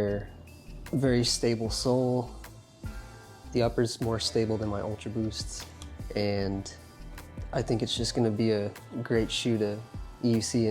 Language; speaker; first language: English; native; English